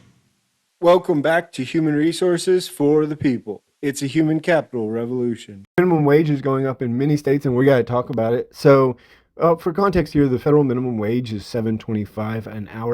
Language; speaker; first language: English; native; English